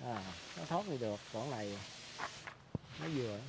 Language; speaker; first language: Vietnamese; native; Vietnamese